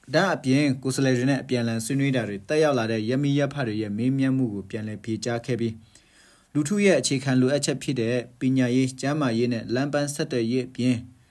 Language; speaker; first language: Burmese; native; Burmese